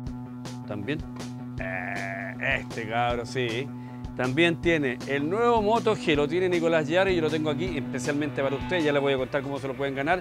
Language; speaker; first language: Spanish; native; Spanish